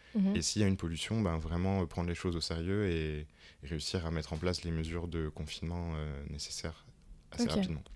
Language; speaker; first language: French; native; French